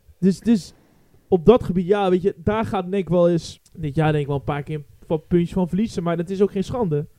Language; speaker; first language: Dutch; native; Dutch